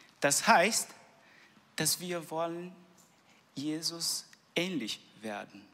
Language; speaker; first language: German; non-native, learner; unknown